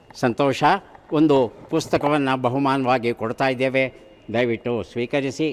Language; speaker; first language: Kannada; native; Kannada